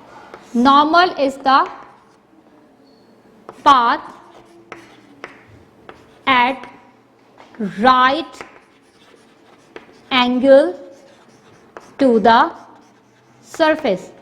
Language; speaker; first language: English; non-native, local second language; Urdu